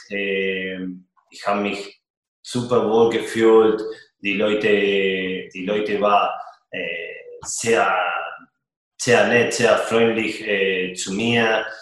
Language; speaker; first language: German; non-native, fluent; Spanish